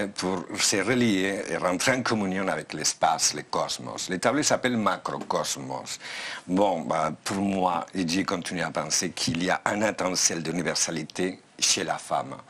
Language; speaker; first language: French; non-native, fluent; Spanish